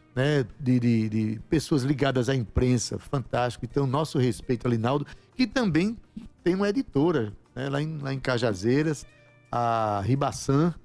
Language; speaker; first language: Portuguese; native; Portuguese